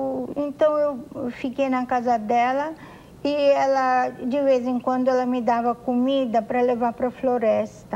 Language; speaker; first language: Portuguese; non-native, fluent; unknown